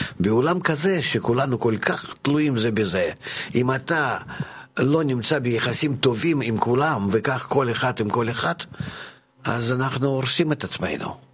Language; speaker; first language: Hebrew; non-native, fluent; Russian